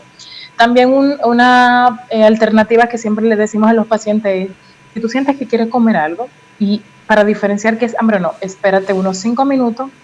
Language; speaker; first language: Spanish; native; Spanish